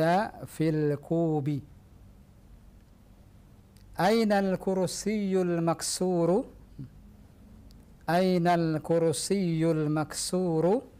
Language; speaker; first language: Arabic; non-native, fluent; Indonesian